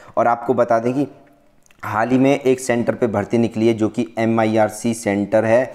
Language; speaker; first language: Hindi; native; Hindi